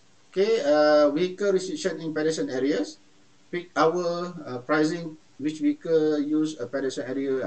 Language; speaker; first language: English; non-native, local second language; Malay